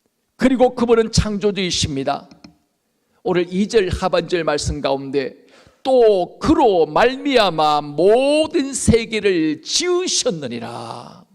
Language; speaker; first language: Korean; native; Korean